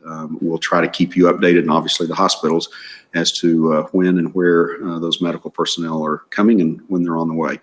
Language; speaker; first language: English; native; English